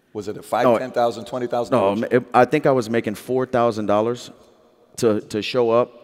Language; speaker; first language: English; native; English